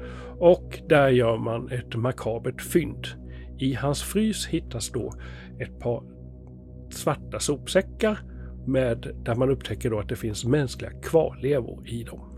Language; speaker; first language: Swedish; native; Swedish